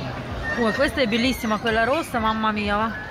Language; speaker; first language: Italian; non-native, fluent; Russian